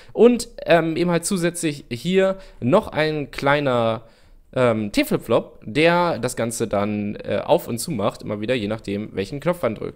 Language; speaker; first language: German; native; German